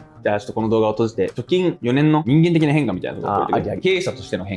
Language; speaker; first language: Japanese; native; Japanese